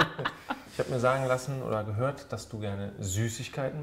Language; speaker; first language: German; native; German